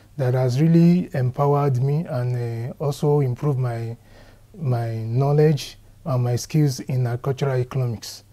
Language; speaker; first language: English; non-native, local second language; Yoruba